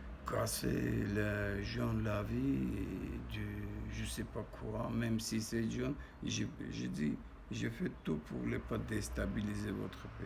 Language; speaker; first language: French; non-native, learner; Armenian